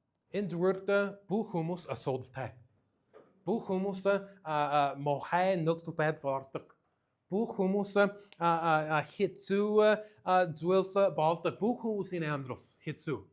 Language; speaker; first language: Mongolian; non-native, learner; English